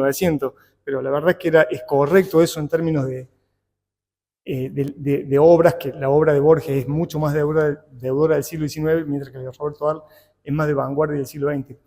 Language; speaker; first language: Spanish; native; Spanish